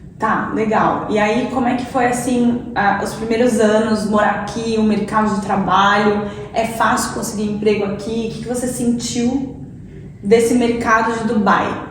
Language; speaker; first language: Portuguese; native; Portuguese